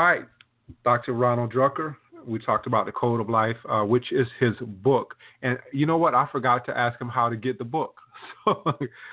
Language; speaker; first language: English; native; English